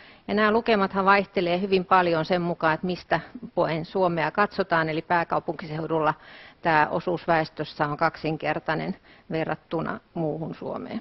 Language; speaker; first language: Finnish; native; Finnish